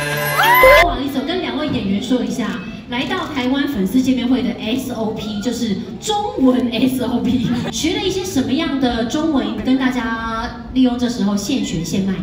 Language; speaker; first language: Chinese; native; Chinese